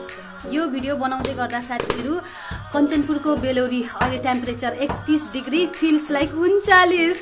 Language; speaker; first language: Nepali; non-native, local second language; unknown